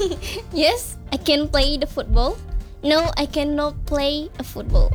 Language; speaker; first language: English; non-native, learner; Indonesian